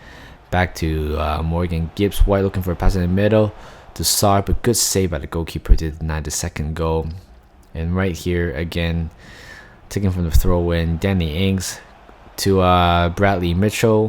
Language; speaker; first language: English; non-native, fluent; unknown